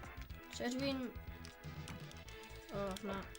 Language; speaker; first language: Welsh; non-native, local second language; English